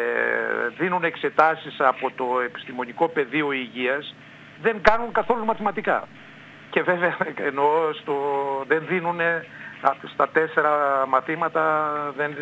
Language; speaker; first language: Greek; native; Greek